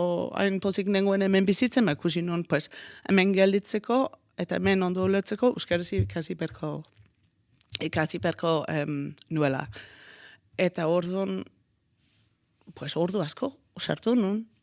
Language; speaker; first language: Basque; non-native, fluent; Danish